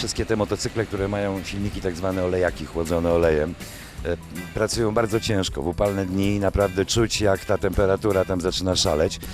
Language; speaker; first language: Polish; native; Polish